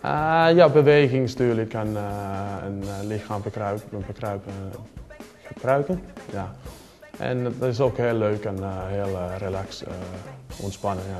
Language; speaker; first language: Dutch; non-native, learner; Finnish